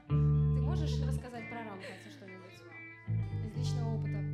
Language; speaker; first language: Russian; native; Russian